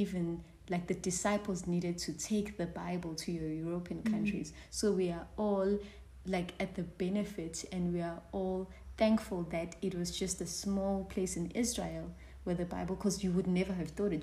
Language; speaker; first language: English; non-native, local second language; Zulu